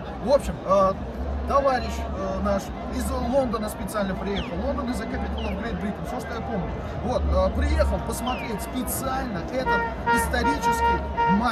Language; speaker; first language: Russian; native; Russian